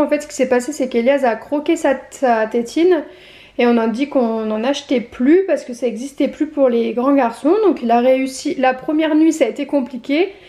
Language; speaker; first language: French; native; French